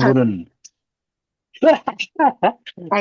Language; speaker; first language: Korean; native; Korean